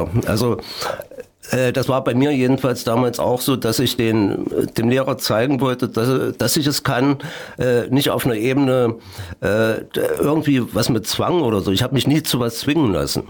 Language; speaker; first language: German; native; German